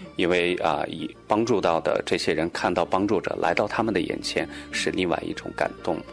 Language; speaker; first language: Chinese; non-native, local second language; Tibetan